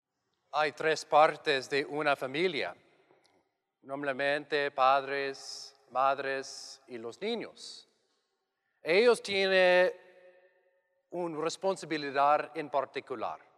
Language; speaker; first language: Spanish; non-native, learner; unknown